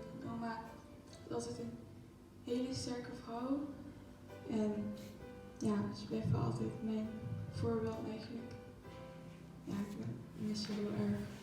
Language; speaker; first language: Dutch; early bilingual, other home language; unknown